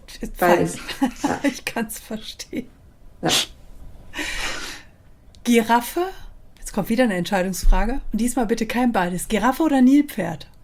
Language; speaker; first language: German; native; German